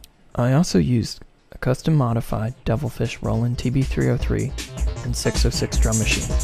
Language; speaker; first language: English; native; English